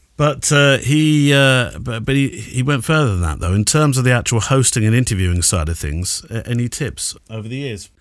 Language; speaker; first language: English; native; English